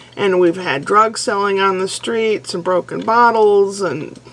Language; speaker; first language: English; native; English